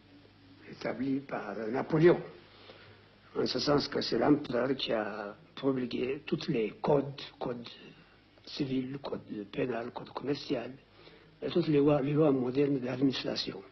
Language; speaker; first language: French; non-native, fluent; Amharic